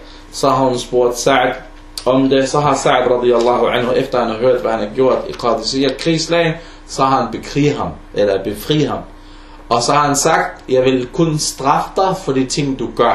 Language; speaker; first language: Danish; non-native, fluent; Arabic